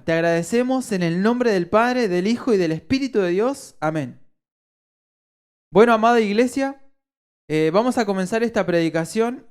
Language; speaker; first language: Spanish; native; Spanish